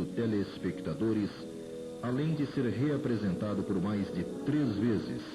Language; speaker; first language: Portuguese; native; Portuguese